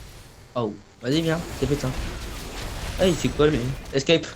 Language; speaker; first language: French; native; French